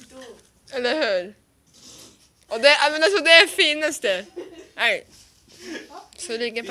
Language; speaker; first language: Swedish; early bilingual, other home language; Polish